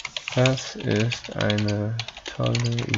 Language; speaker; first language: German; non-native, fluent; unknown